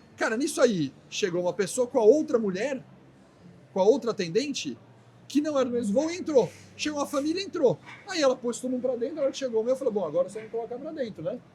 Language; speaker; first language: Portuguese; native; Portuguese